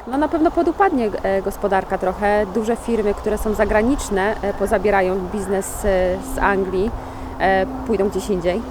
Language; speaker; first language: Polish; native; Polish